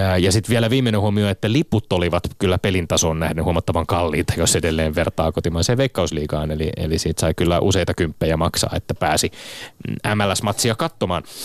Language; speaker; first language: Finnish; native; Finnish